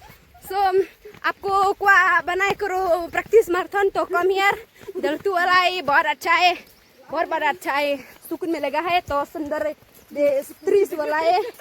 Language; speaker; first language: Hindi; non-native, learner; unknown